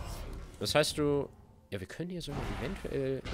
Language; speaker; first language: German; native; German